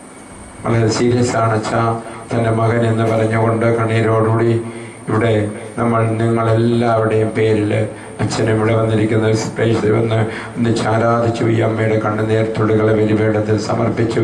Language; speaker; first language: Malayalam; native; Malayalam